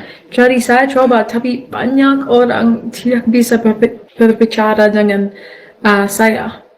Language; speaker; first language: Indonesian; non-native, fluent; Russian